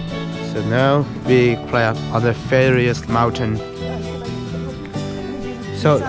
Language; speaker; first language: English; non-native, learner; Vietnamese